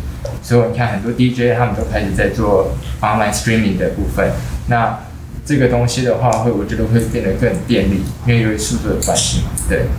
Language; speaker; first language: Chinese; native; Chinese